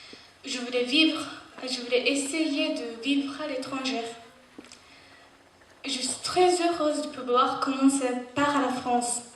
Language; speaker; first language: French; non-native, fluent; Japanese